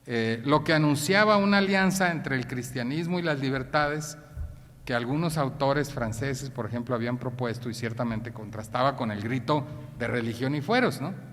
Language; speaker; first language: Spanish; native; Spanish